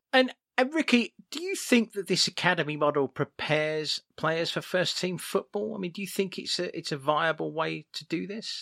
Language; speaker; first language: English; native; English